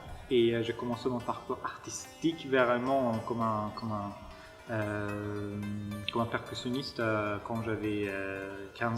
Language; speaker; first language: French; non-native, learner; Persian